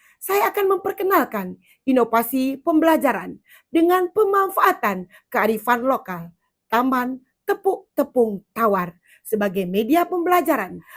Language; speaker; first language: Indonesian; native; Indonesian